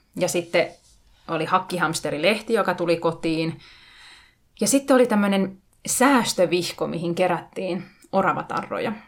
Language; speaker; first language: Finnish; non-native, local second language; Tatar